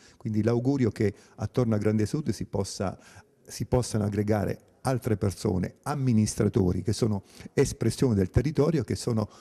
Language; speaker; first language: Italian; native; Italian